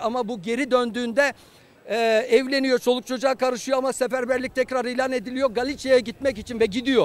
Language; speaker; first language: Turkish; native; Turkish